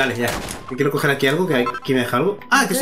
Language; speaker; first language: Spanish; native; Spanish